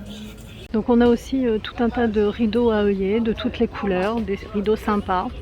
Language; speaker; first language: French; native; French